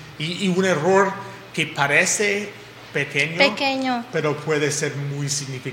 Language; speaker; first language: Spanish; non-native, fluent; English